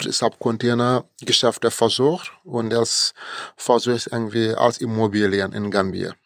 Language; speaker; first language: German; non-native, fluent; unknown